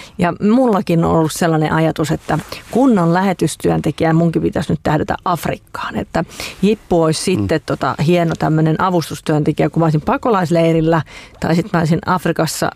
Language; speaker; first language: Finnish; native; Finnish